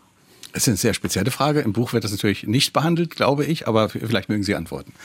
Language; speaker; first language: German; native; German